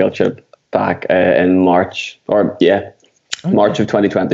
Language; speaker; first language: English; native; English